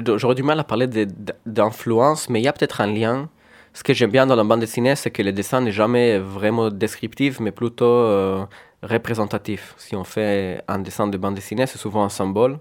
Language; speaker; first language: French; non-native, fluent; Hebrew